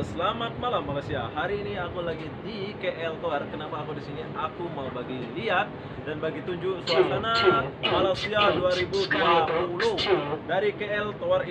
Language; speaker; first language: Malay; non-native, local second language; Indonesian